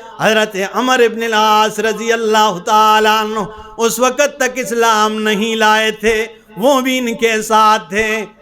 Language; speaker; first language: Urdu; non-native, local second language; Pashto